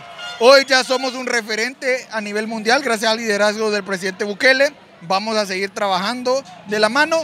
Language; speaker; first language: Spanish; native; Spanish